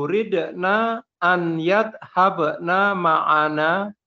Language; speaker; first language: Arabic; non-native, learner; Indonesian